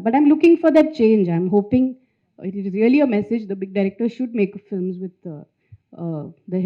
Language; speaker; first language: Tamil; non-native, fluent; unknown